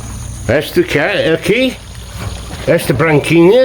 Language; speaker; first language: Portuguese; non-native, learner; English